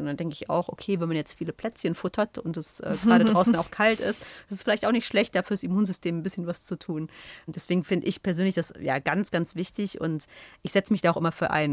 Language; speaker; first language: German; native; German